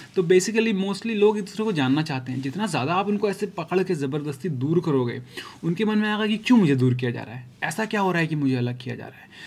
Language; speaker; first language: Hindi; native; Hindi